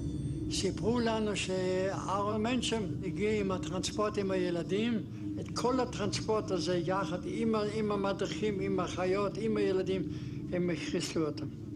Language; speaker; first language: Hebrew; non-native, fluent; German